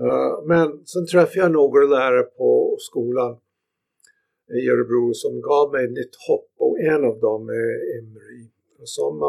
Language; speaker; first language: Swedish; non-native, fluent; English